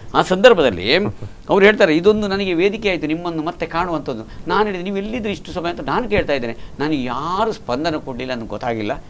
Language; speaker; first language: Kannada; non-native, local second language; Marathi